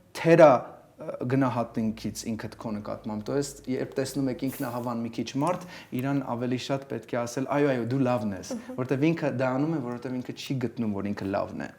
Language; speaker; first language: Armenian; early bilingual, heritage; Armenian